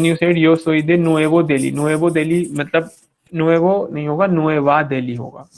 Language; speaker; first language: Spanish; non-native, fluent; Hindi